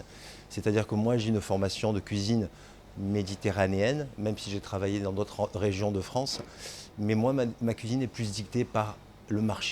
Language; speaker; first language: French; native; French